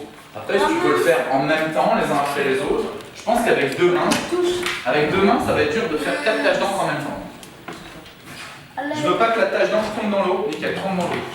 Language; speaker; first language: French; native; French